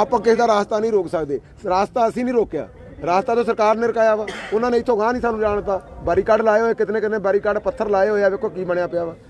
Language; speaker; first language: Hindi; non-native, local second language; Punjabi